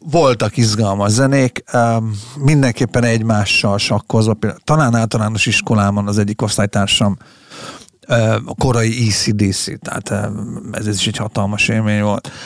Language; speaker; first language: Hungarian; native; Hungarian